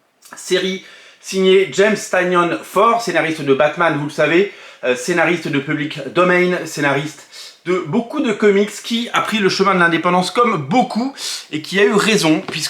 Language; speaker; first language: French; native; French